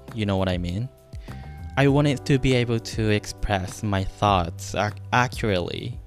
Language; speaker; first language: English; non-native, fluent; Japanese